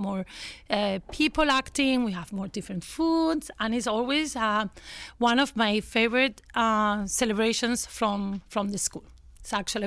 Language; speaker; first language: English; non-native, fluent; Spanish